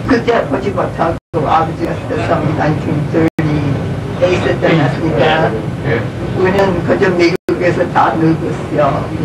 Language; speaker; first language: Korean; early bilingual, heritage; Korean